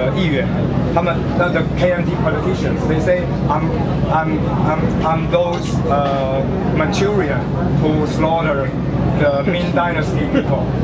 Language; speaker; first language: English; non-native, fluent; Chinese